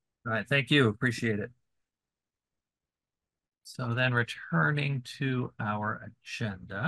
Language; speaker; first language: English; native; English